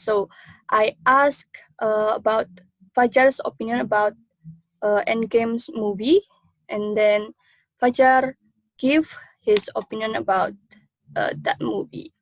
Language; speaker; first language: English; non-native, learner; Indonesian